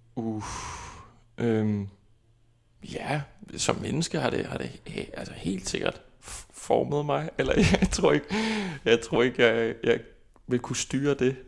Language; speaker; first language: Danish; non-native, fluent; Icelandic